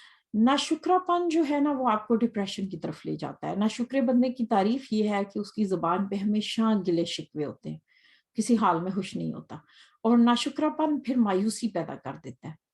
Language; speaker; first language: Urdu; native; Urdu